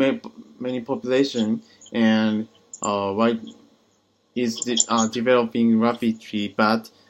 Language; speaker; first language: English; non-native, learner; Japanese